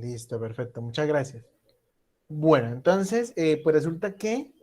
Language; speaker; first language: Spanish; native; Spanish